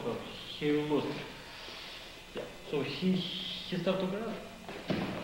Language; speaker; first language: English; non-native, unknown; Russian